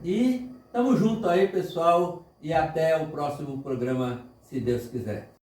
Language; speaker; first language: Portuguese; native; Portuguese